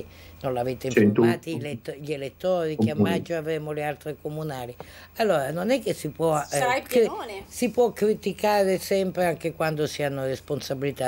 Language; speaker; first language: Italian; native; Italian